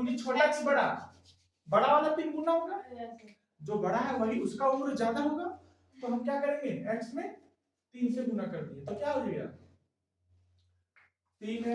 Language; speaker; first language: Hindi; native; Hindi